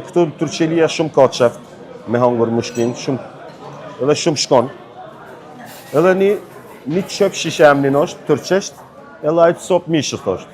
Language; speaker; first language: Albanian; early bilingual, heritage; Turkish